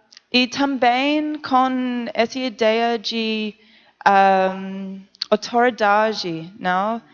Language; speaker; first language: Portuguese; non-native, learner; English